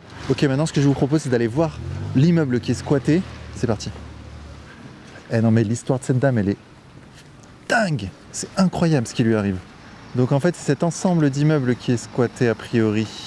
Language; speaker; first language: French; native; French